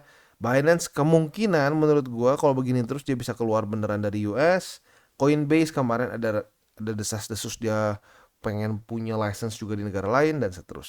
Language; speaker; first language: Indonesian; native; Indonesian